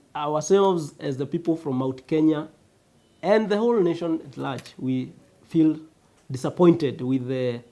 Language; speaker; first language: English; non-native, local second language; Kikuyu